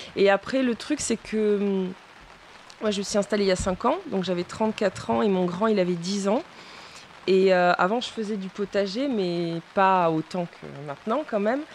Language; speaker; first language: French; non-native, fluent; Spanish